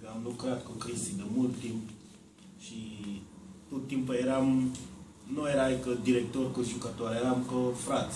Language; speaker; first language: Romanian; non-native, learner; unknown